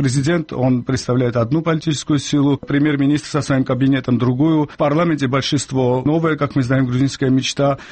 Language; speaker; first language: Russian; non-native, local second language; Georgian